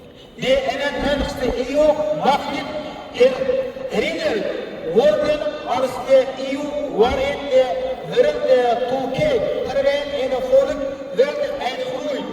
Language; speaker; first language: Dutch; non-native, learner; Uyghur